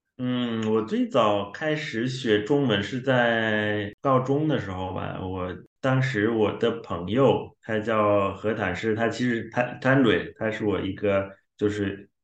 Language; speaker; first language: Chinese; non-native, fluent; Xhosa